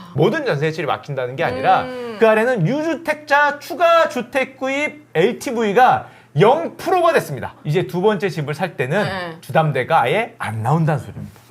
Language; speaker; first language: Korean; native; Korean